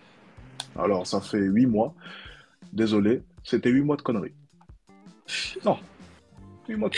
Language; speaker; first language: French; native; French